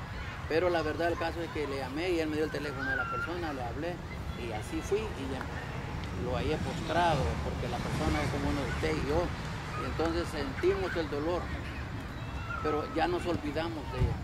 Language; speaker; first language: Spanish; native; Spanish